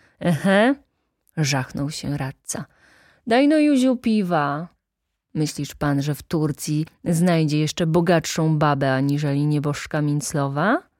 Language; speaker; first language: Polish; native; Polish